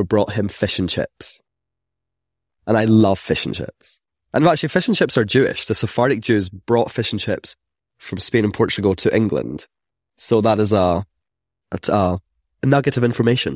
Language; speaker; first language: English; native; English